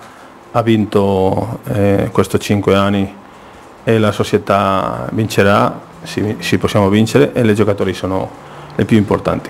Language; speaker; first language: Italian; non-native, fluent; Spanish